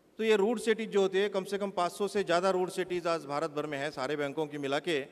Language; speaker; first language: Hindi; non-native, local second language; Marathi